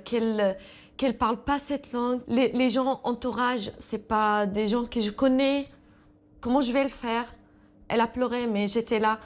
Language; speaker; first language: French; non-native, fluent; Assyrian Neo-Aramaic